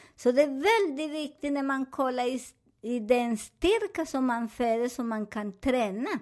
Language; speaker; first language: Swedish; non-native, fluent; Spanish